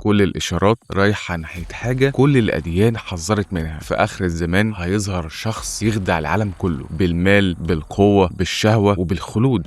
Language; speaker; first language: Arabic; native; Arabic